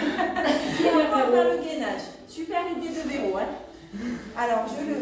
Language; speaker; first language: French; native; French